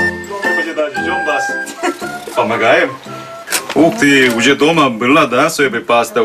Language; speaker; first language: Russian; non-native, learner; Korean